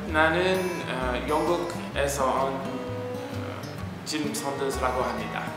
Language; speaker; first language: Korean; non-native, learner; English